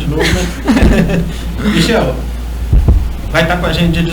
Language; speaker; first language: Portuguese; native; Portuguese